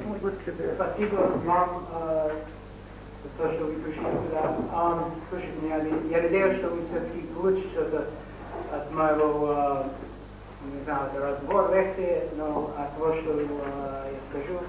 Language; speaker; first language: Russian; non-native, fluent; English